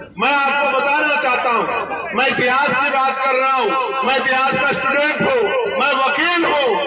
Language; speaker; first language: Hindi; native; Hindi